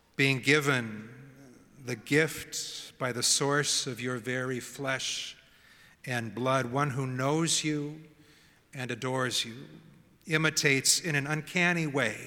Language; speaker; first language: English; native; English